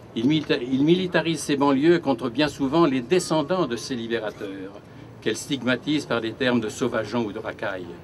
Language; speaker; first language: French; native; French